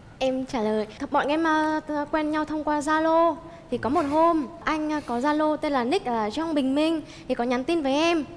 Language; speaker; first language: Vietnamese; native; Vietnamese